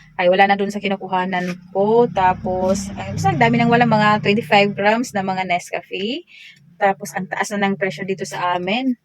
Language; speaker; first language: Filipino; non-native, local second language; Waray